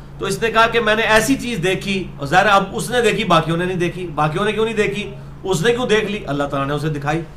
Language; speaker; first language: Urdu; non-native, local second language; Punjabi